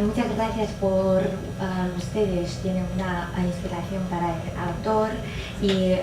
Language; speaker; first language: Spanish; non-native, fluent; Chinese